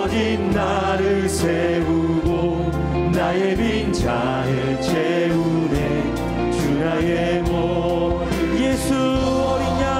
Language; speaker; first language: Korean; native; Korean